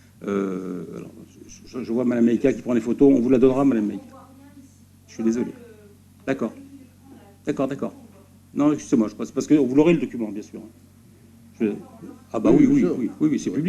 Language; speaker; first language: French; native; French